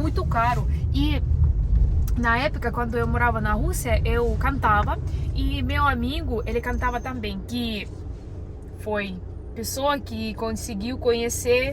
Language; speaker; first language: Portuguese; non-native, learner; Russian